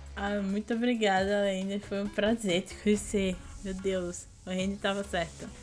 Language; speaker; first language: Portuguese; native; Portuguese